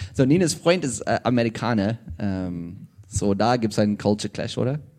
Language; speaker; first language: German; non-native, fluent; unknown